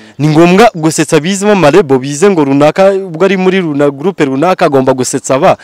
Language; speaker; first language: Kinyarwanda; native; Kinyarwanda